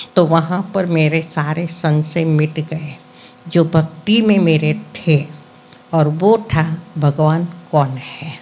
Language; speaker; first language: Hindi; non-native, local second language; Gujarati